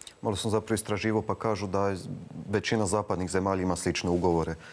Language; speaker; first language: Croatian; native; Croatian